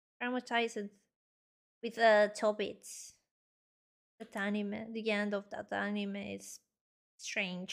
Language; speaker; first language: English; non-native, learner; Spanish